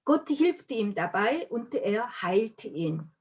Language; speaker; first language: German; non-native, fluent; Korean